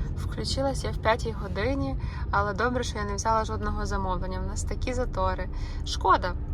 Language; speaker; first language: Ukrainian; non-native, local second language; Russian